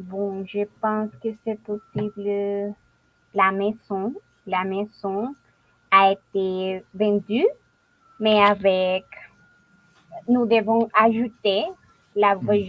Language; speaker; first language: French; non-native, learner; Spanish